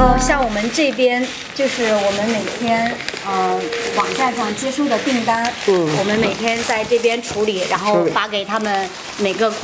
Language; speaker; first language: Chinese; native; Chinese